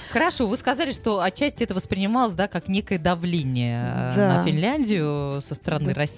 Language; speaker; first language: Russian; native; Russian